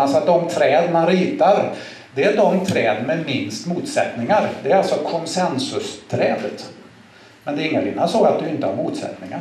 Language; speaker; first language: Swedish; native; Swedish